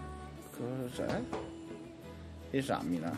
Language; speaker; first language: Italian; native; Italian